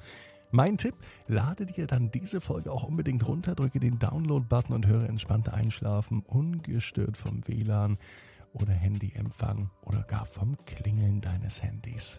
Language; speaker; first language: German; native; German